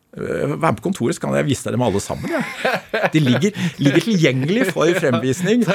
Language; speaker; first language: Norwegian; native; Norwegian